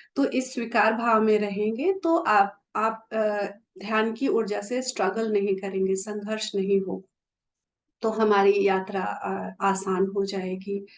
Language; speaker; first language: Hindi; native; Hindi